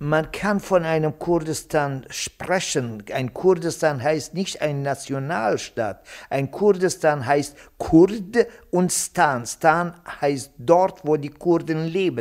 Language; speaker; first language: German; non-native, fluent; Kurdish